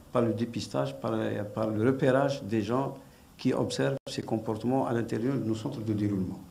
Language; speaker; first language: French; non-native, local second language; Arabic